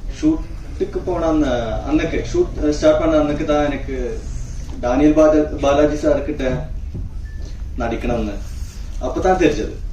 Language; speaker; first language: Tamil; non-native, learner; Malayalam